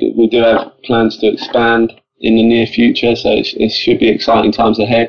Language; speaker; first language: English; native; English